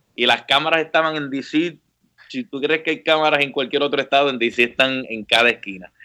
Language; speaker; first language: Spanish; native; Spanish